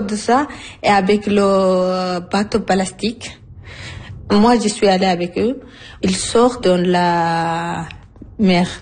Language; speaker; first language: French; non-native, learner; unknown